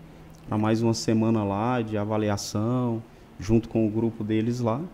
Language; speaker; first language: Portuguese; native; Portuguese